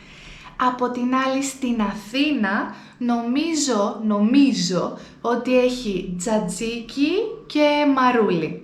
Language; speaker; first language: Greek; native; Greek